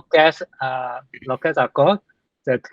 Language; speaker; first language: French; non-native, learner; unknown